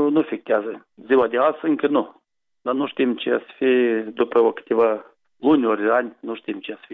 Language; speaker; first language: Romanian; non-native, local second language; Gagauz